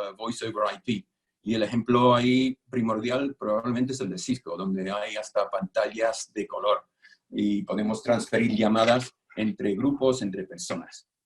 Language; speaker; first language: Spanish; non-native, fluent; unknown